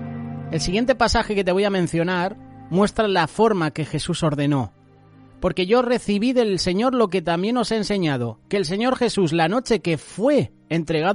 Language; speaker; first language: Spanish; native; Spanish